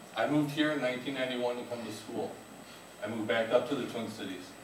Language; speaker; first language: English; native; English